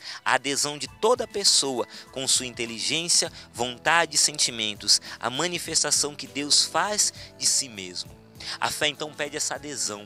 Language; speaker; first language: Portuguese; native; Portuguese